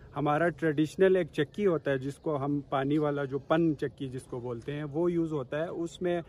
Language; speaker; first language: Urdu; non-native, local second language; Balti